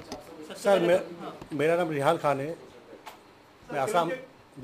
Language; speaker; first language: Hindi; non-native, local second language; Assamese